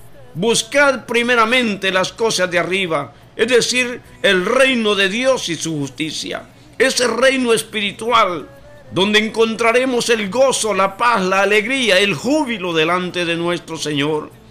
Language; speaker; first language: Spanish; native; Spanish